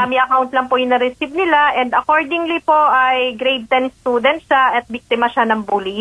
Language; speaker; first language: Filipino; native; Filipino